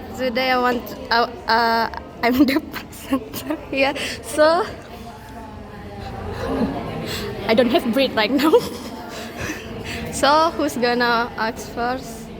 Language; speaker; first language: English; non-native, learner; Indonesian